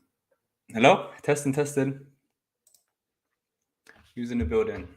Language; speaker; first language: English; native; English